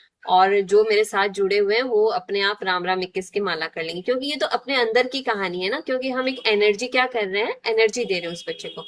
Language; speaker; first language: Hindi; native; Hindi